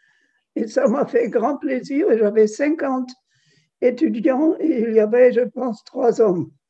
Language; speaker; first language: French; non-native, fluent; German